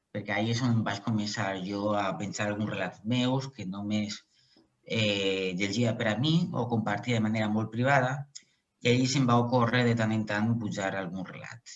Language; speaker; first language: Catalan; non-native, local second language; Spanish